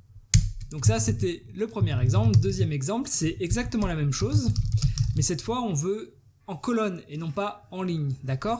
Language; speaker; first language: French; native; French